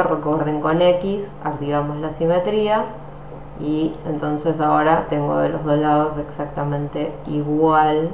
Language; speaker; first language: Spanish; native; Spanish